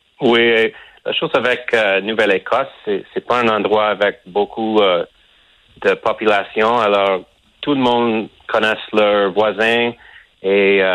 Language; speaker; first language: French; non-native, local second language; English